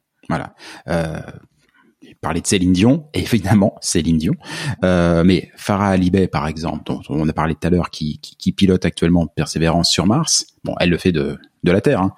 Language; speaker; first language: French; native; French